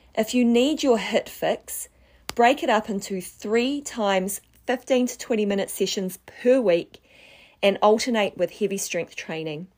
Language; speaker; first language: English; native; English